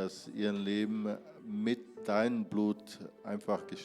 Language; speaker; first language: German; non-native, fluent; Portuguese